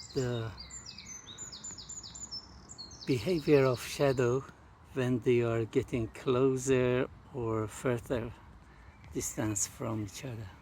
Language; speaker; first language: English; non-native, fluent; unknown